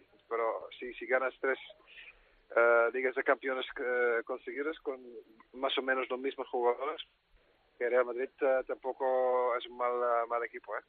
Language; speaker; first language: Spanish; non-native, fluent; Dutch